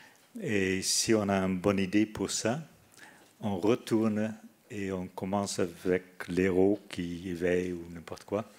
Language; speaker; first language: French; non-native, fluent; Dutch